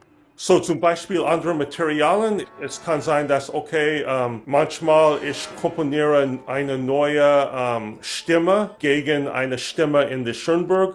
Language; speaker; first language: German; non-native, learner; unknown